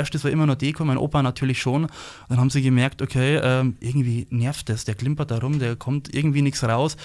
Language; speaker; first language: German; native; German